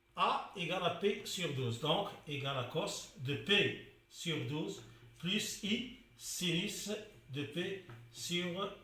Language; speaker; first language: French; non-native, local second language; Arabic